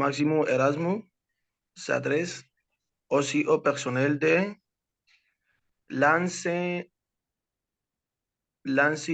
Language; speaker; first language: French; non-native, learner; Spanish